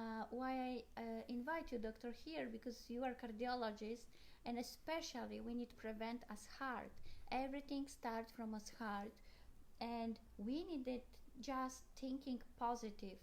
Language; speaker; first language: English; non-native, learner; Polish